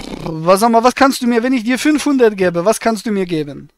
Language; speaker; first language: German; native; German